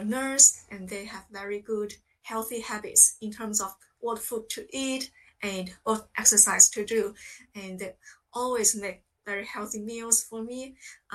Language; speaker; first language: English; non-native, fluent; Chinese